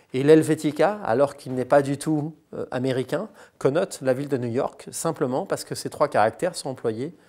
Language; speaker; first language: French; native; French